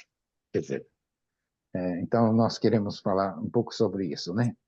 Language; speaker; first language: Portuguese; non-native, fluent; Japanese